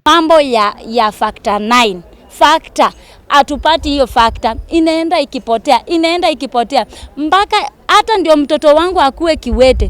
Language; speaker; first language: Swahili; non-native, local second language; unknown